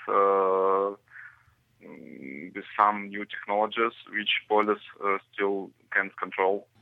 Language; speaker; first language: English; non-native, learner; Russian